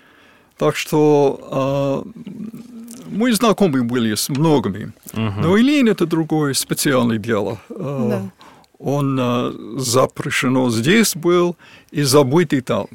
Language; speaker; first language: Russian; non-native, fluent; English